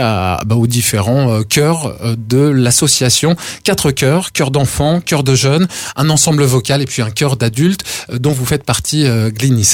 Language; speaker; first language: French; native; French